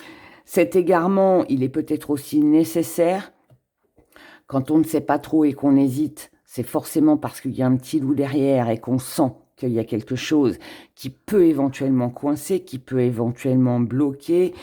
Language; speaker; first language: French; native; French